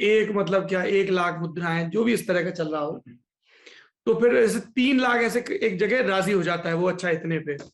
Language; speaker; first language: Hindi; native; Hindi